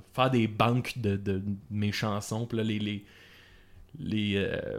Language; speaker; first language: French; native; French